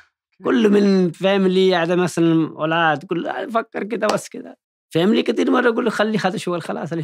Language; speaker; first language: Arabic; non-native, learner; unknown